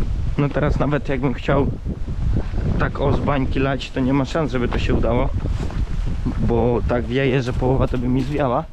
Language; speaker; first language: Polish; native; Polish